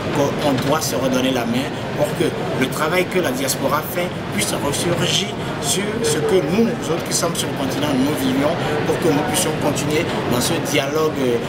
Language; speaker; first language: French; non-native, local second language; Fon